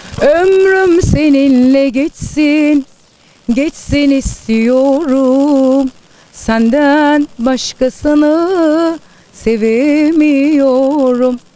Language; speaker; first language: Turkish; early bilingual, heritage; Turkish